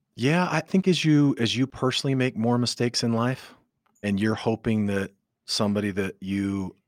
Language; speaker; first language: English; native; English